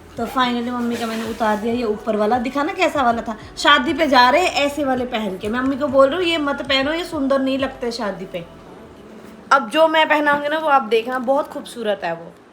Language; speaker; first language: Hindi; early bilingual, other home language; Nepali